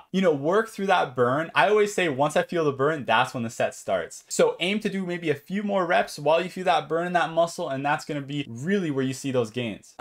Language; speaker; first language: English; native; English